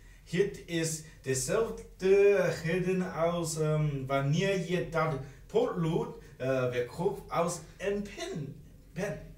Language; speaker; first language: Dutch; non-native, learner; English